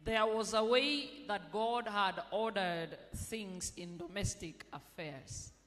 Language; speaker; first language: English; non-native, local second language; Swahili